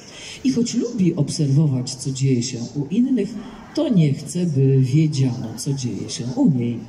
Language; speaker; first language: Polish; native; Polish